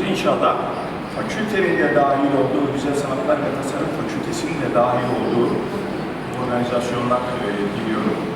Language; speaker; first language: Turkish; native; Turkish